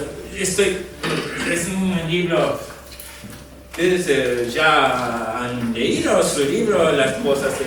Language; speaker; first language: Spanish; non-native, fluent; Japanese